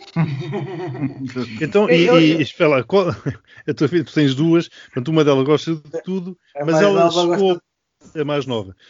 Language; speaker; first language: Portuguese; native; Portuguese